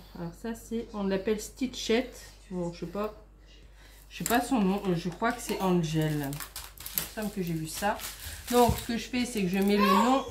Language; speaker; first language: French; native; French